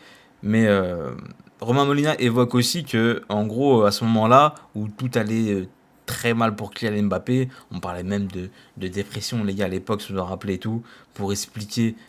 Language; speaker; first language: French; native; French